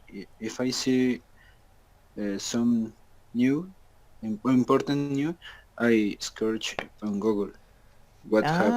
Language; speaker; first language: English; non-native, learner; Spanish